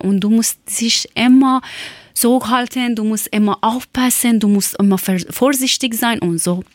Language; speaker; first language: German; non-native, learner; Persian